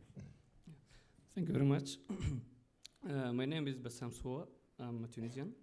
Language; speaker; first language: English; non-native, fluent; Arabic